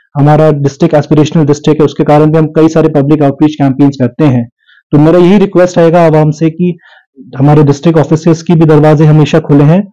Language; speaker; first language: Hindi; non-native, local second language; Sherpa